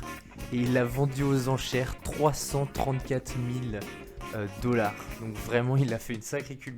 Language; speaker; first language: French; native; French